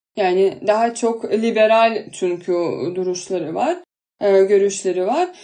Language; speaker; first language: Turkish; non-native, fluent; Russian